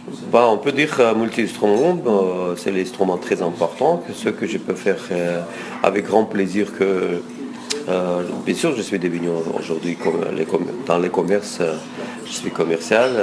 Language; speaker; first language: French; non-native, fluent; Russian